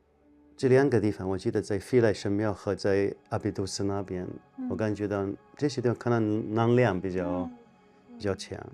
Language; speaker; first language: Chinese; non-native, fluent; Arabic